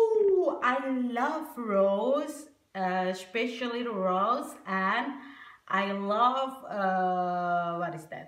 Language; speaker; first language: English; non-native, learner; Indonesian